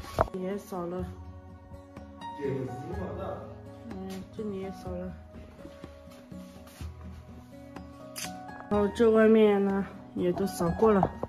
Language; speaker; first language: Chinese; non-native, local second language; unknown